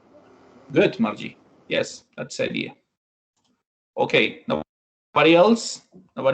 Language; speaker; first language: English; non-native, fluent; Spanish